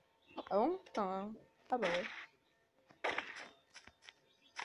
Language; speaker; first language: French; native; French